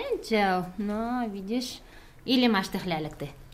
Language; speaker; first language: Polish; non-native, learner; Chechen